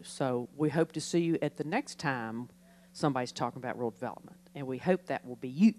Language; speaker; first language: English; native; English